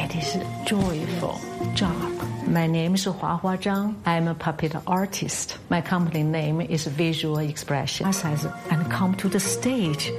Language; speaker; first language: English; non-native, learner; Chinese